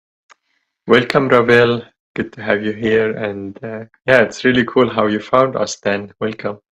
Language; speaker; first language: English; non-native, fluent; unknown